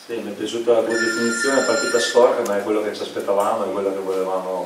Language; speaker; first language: Italian; native; Italian